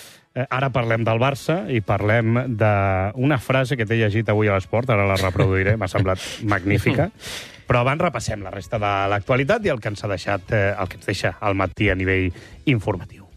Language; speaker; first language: Catalan; native; Catalan